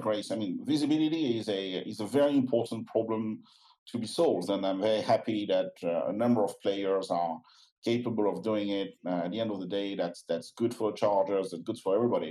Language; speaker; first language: English; non-native, fluent; French